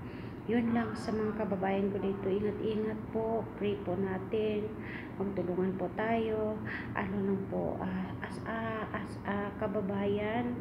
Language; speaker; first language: Filipino; non-native, local second language; Cebuano